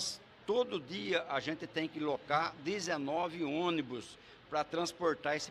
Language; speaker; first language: Portuguese; native; Portuguese